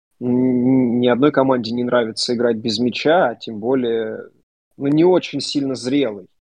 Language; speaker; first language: Russian; native; Russian